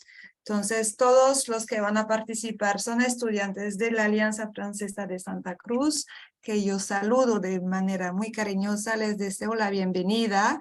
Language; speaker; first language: Spanish; non-native, fluent; French